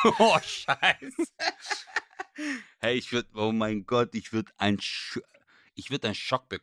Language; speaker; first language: German; native; German